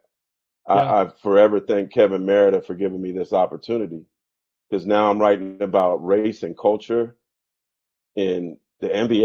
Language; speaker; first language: English; native; English